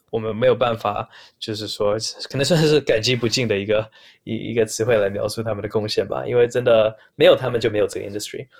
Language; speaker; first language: Chinese; early bilingual, heritage; Chinese